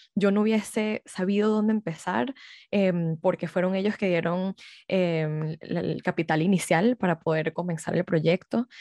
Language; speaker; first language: Spanish; early bilingual, heritage; Spanish